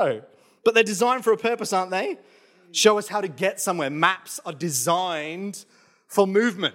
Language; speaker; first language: English; native; English